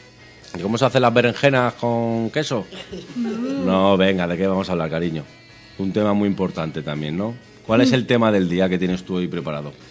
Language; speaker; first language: Spanish; native; Spanish